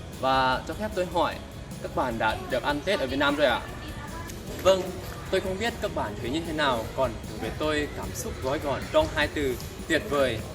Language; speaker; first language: Vietnamese; non-native, fluent; Lao